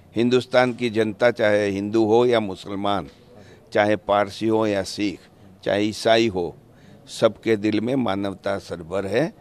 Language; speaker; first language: Hindi; non-native, local second language; Gujarati